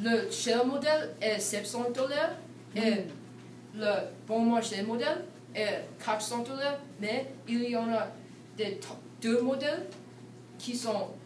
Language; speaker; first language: French; non-native, learner; English